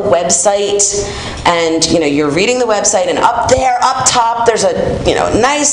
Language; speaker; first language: English; native; English